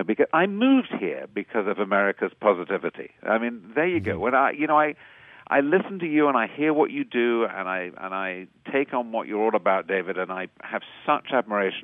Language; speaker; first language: English; native; English